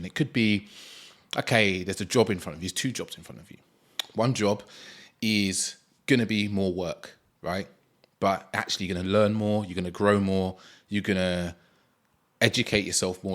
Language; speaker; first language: English; native; English